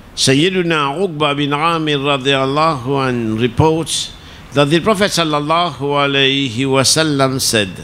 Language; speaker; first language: English; non-native, local second language; Morisyen